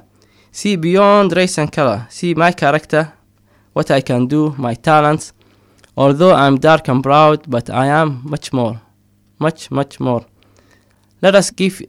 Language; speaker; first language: English; non-native, fluent; Somali